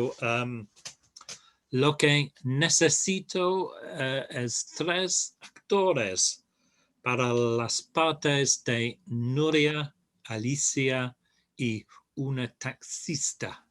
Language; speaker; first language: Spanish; non-native, fluent; English